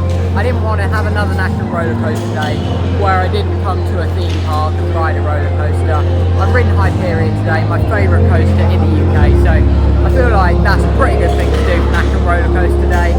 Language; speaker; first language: English; native; English